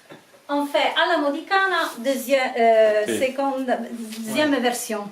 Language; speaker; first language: French; non-native, learner; Italian